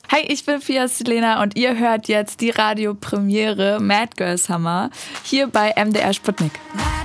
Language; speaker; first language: German; native; German